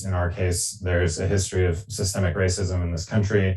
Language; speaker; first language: English; native; English